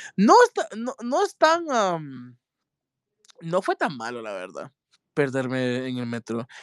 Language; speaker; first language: Spanish; native; Spanish